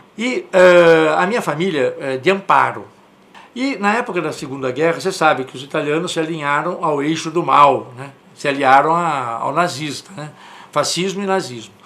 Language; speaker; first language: Portuguese; native; Portuguese